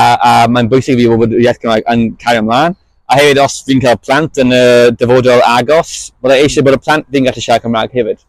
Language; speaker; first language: Welsh; non-native, local second language; English